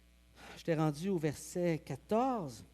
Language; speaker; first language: French; native; French